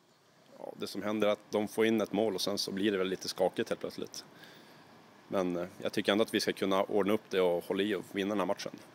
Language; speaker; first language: Swedish; native; Swedish